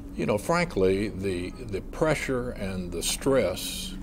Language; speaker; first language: English; native; English